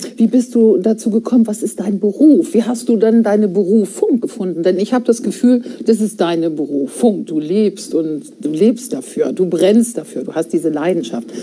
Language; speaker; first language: German; native; German